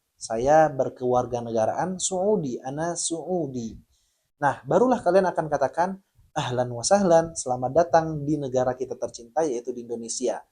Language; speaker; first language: Indonesian; native; Indonesian